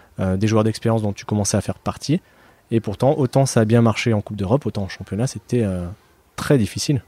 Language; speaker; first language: French; native; French